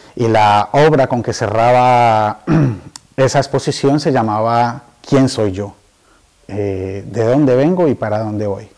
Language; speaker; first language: Spanish; native; Spanish